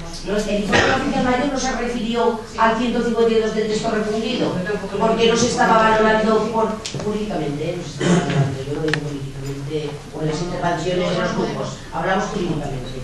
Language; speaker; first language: Spanish; native; Spanish